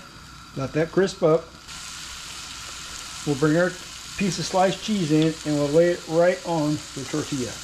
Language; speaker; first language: English; native; English